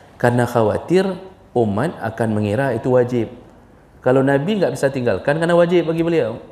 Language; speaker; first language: Malay; non-native, local second language; Achinese